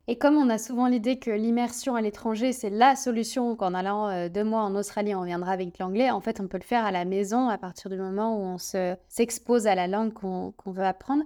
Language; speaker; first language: French; native; French